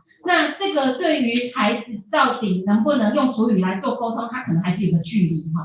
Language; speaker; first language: Chinese; native; Chinese